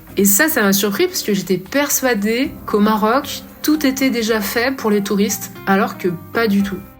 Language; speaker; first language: French; native; French